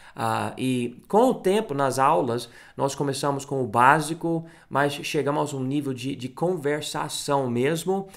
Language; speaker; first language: Portuguese; non-native, fluent; English